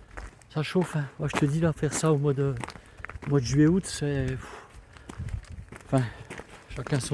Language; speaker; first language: French; native; French